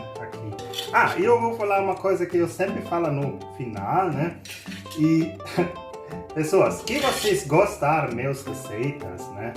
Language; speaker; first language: Portuguese; non-native, learner; German